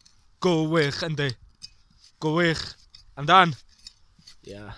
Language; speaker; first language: Welsh; non-native, learner; English